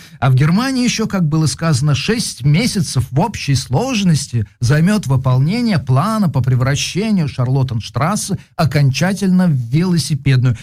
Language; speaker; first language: Russian; native; Russian